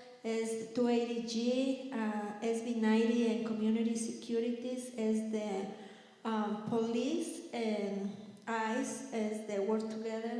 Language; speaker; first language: English; non-native, learner; Spanish